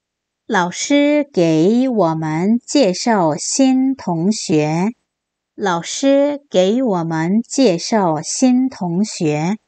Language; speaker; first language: Chinese; non-native, fluent; Korean